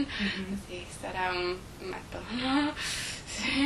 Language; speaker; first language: Spanish; non-native, learner; English